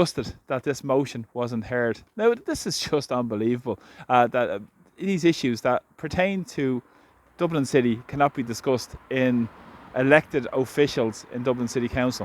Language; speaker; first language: English; native; English